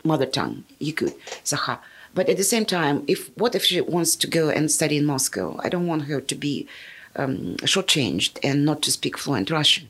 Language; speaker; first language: English; non-native, fluent; Yakut